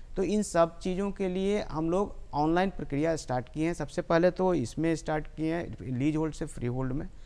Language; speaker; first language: Hindi; native; Hindi